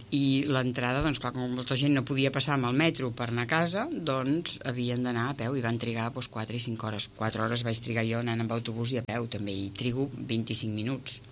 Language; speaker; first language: Catalan; native; Catalan